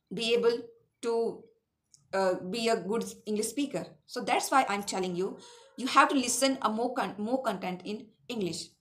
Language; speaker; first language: English; non-native, local second language; Awadhi